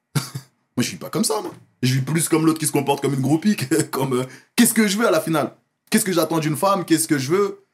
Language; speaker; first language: French; native; French